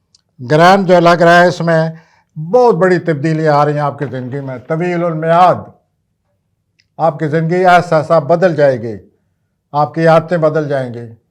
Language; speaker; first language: Urdu; native; Urdu